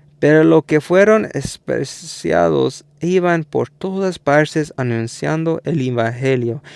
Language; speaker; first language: Spanish; early bilingual, heritage; English